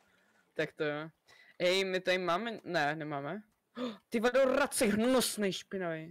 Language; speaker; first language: Czech; native; Czech